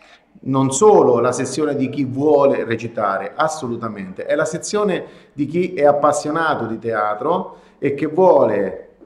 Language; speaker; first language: Italian; native; Italian